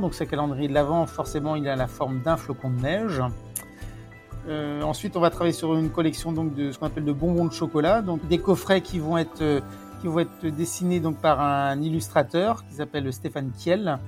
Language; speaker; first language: French; native; French